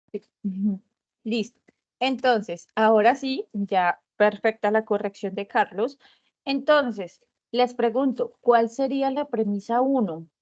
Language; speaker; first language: Spanish; native; Spanish